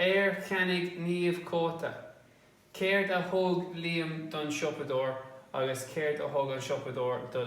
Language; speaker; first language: Irish; non-native, local second language; English